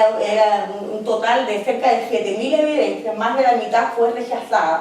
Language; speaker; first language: Spanish; native; Spanish